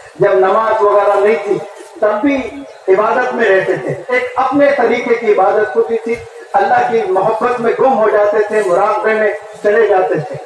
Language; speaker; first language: Urdu; native; Urdu